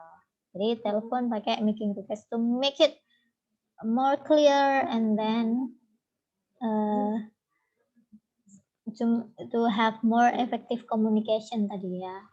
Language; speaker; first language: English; non-native, fluent; Indonesian